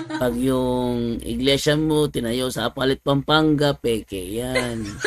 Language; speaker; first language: Filipino; non-native, local second language; Cebuano